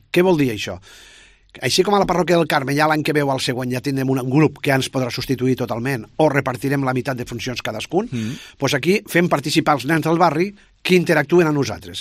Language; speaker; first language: Catalan; native; Catalan